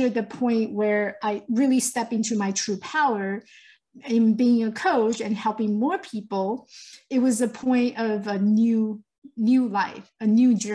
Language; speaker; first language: English; non-native, fluent; Chinese